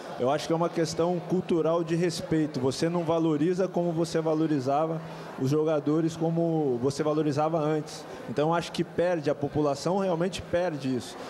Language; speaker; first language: Portuguese; native; Portuguese